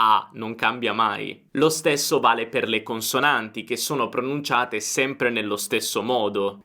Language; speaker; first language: Italian; native; Italian